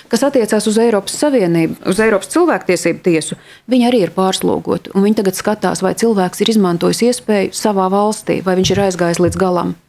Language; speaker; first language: Latvian; native; Latvian